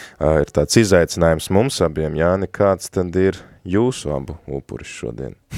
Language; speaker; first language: Latvian; native; Latvian